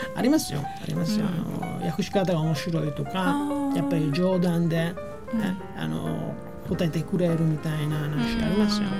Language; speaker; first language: Japanese; non-native, fluent; Italian